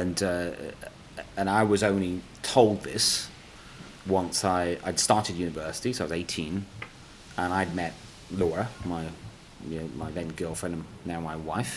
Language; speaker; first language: English; non-native, local second language; Punjabi